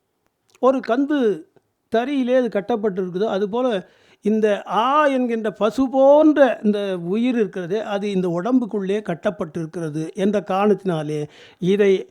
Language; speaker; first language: Tamil; native; Tamil